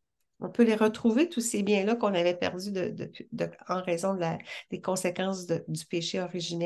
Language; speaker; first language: French; native; French